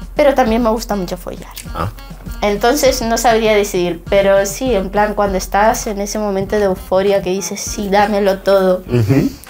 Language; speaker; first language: Spanish; native; Spanish